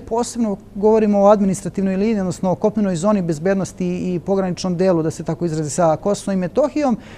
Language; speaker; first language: Bosnian; native; Bosnian